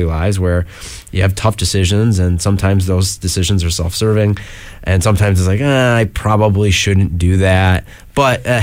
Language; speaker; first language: English; native; English